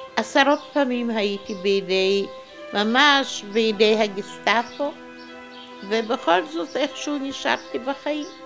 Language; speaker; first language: Hebrew; non-native, fluent; Polish